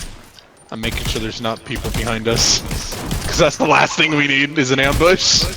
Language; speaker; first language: English; native; English